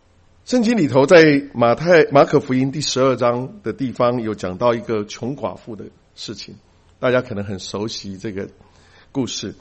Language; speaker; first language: Chinese; native; Chinese